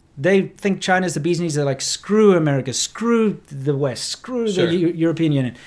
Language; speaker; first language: English; native; English